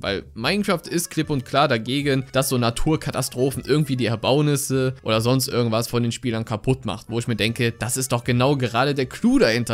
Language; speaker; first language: German; native; German